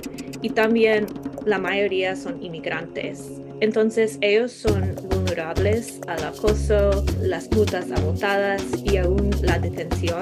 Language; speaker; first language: Spanish; non-native, learner; English